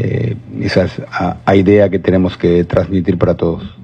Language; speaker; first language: Portuguese; non-native, learner; Spanish